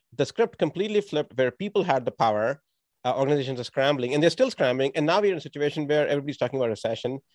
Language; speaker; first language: English; non-native, local second language; Tamil